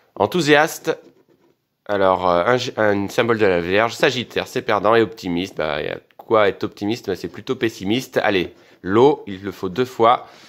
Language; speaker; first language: French; native; French